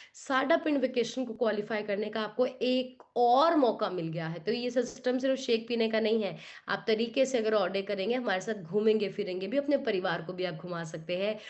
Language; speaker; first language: Hindi; non-native, local second language; Punjabi